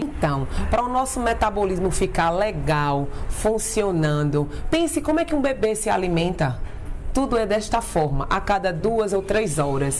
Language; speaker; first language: Portuguese; native; Portuguese